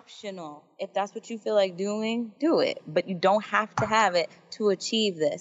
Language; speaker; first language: English; native; English